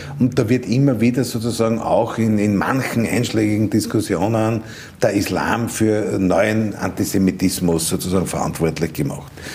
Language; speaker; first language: German; native; German